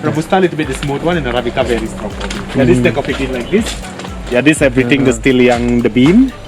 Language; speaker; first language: English; non-native, learner; Indonesian